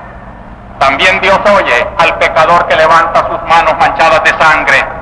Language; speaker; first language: Spanish; native; Spanish